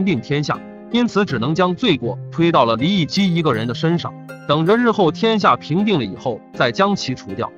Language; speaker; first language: Chinese; native; Chinese